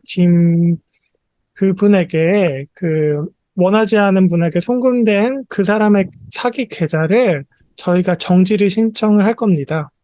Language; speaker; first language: Korean; native; Korean